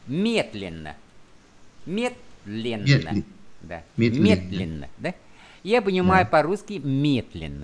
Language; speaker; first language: Russian; non-native, fluent; Vietnamese